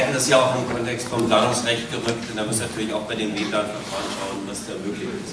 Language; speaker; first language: German; native; German